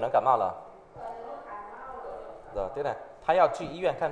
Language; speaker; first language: Chinese; non-native, fluent; Vietnamese